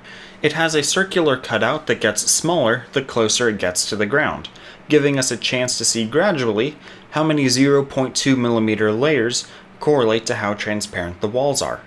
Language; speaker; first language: English; native; English